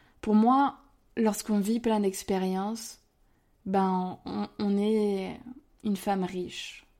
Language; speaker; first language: French; native; French